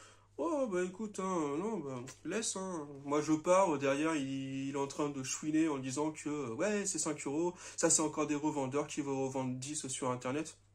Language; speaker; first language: French; native; French